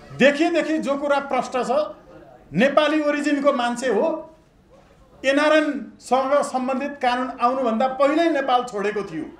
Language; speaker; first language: Nepali; native; Nepali